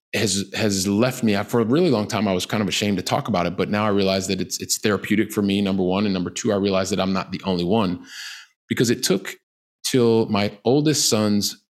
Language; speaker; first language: English; native; English